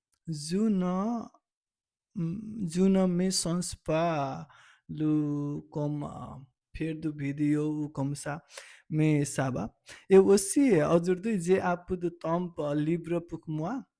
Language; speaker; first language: French; non-native, learner; Nepali